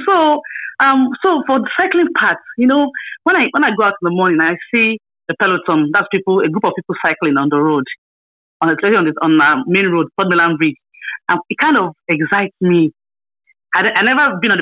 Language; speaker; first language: English; non-native, local second language; Yoruba